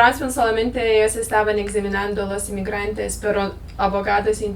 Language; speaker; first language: Spanish; non-native, learner; Lithuanian